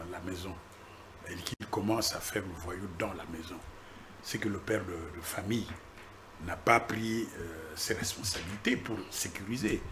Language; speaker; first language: French; non-native, local second language; Lingala